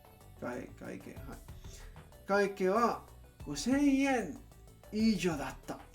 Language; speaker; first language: Japanese; non-native, learner; English